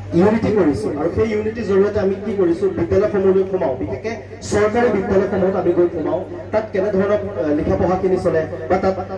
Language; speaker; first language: Assamese; non-native, local second language; Sylheti